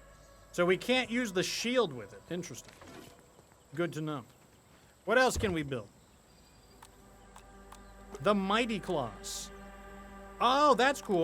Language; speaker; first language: English; native; English